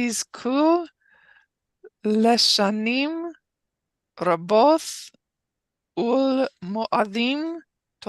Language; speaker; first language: Hebrew; non-native, learner; English